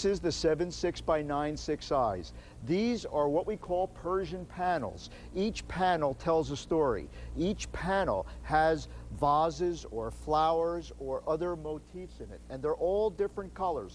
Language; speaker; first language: English; native; English